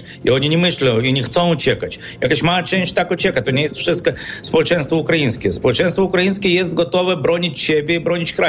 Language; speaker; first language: Polish; non-native, fluent; Ukrainian